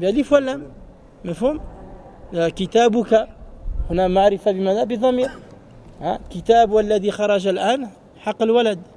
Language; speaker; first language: Arabic; non-native, fluent; French